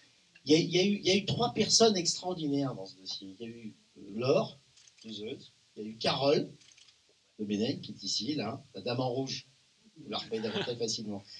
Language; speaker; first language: French; native; French